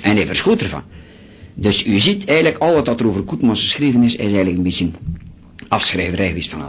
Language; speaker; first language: Dutch; native; Dutch